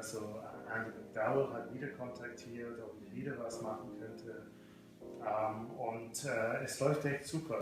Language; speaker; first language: German; non-native, fluent; English